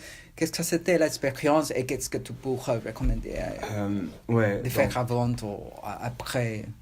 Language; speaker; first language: French; non-native, learner; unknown